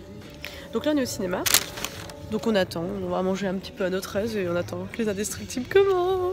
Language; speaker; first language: French; native; French